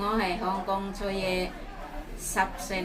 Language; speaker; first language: Cantonese; non-native, learner; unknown